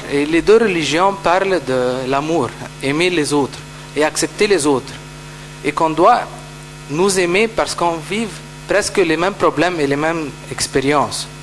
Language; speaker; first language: French; non-native, fluent; Arabic